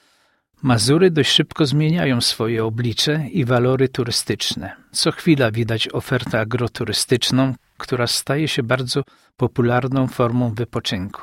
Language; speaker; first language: Polish; native; Polish